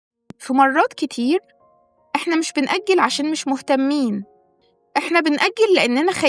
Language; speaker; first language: Arabic; native; Arabic